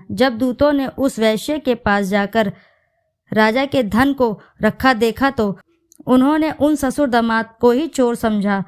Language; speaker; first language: Hindi; native; Hindi